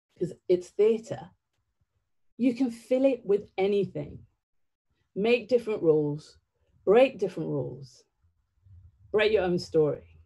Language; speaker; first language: English; native; English